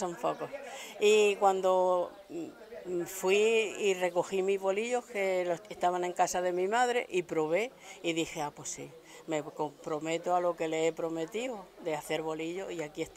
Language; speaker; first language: Spanish; native; Spanish